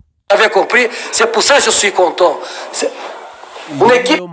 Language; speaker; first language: French; non-native, learner; Portuguese